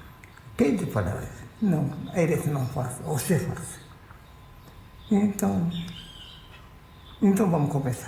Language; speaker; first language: Portuguese; non-native, learner; Japanese